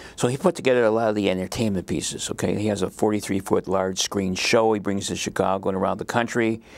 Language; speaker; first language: English; native; English